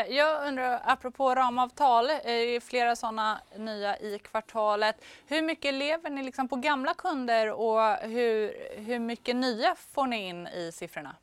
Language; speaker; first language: Swedish; native; Swedish